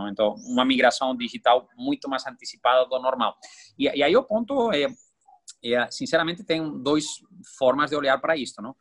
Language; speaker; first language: Portuguese; non-native, fluent; Spanish